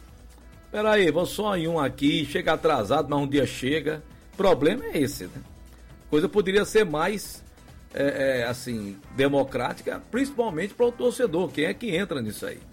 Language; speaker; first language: Portuguese; native; Portuguese